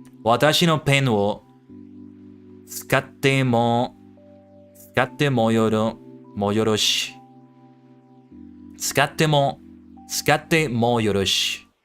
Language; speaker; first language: Japanese; non-native, learner; English